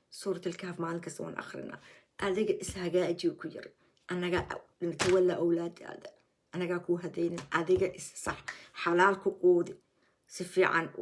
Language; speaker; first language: Somali; early bilingual, heritage; Somali